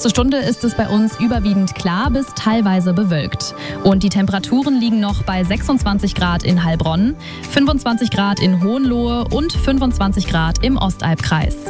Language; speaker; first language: German; native; German